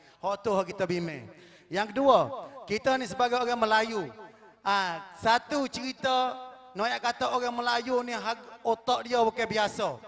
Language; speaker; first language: Malay; native; Malay